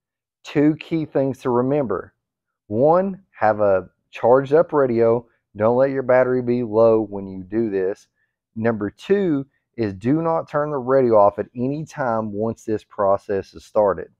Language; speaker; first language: English; native; English